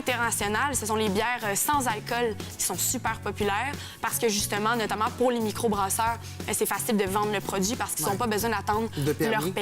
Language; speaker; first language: French; native; French